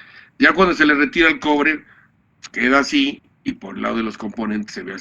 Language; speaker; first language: Spanish; native; Spanish